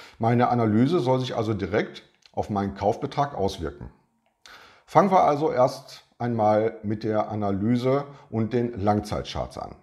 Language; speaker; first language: German; native; German